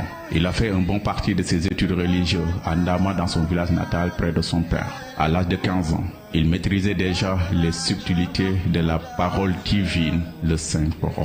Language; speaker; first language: French; non-native, local second language; Wolof